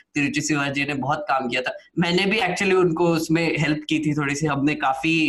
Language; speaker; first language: Hindi; non-native, local second language; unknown